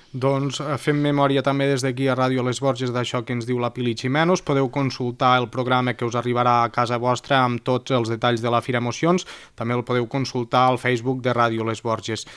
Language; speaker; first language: Catalan; native; Catalan